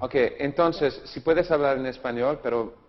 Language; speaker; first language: Spanish; non-native, learner; English